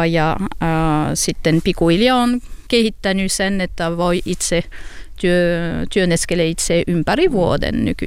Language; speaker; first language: Finnish; non-native, learner; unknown